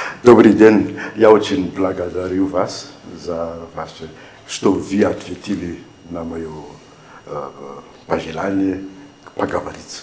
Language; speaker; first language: Russian; non-native, learner; Malagasy